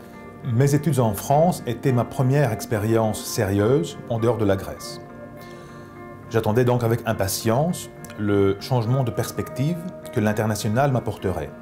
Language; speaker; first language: French; non-native, fluent; Greek